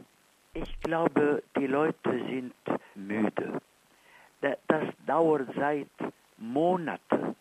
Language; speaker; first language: German; non-native, fluent; Arabic